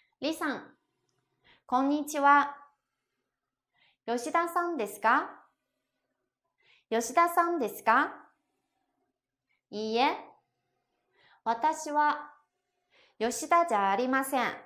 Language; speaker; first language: Japanese; non-native, fluent; Chinese